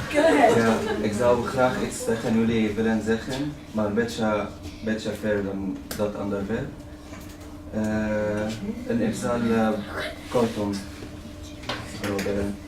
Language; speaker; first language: Dutch; non-native, learner; Arabic